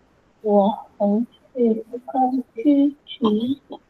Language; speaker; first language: Chinese; non-native, learner; Vietnamese